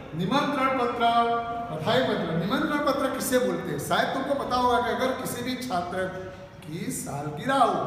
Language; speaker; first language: Hindi; non-native, local second language; Gujarati